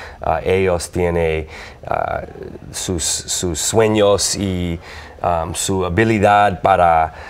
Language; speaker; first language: Spanish; non-native, learner; English